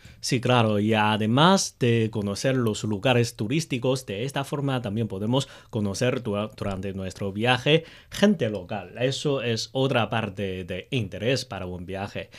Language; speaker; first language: Spanish; non-native, fluent; Chinese